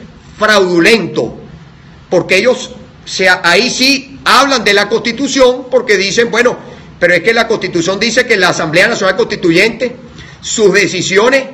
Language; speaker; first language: Spanish; native; Spanish